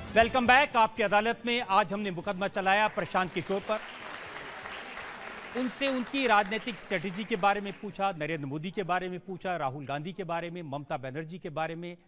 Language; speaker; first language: Hindi; native; Hindi